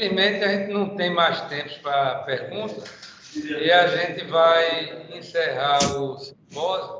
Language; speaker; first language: Portuguese; native; Portuguese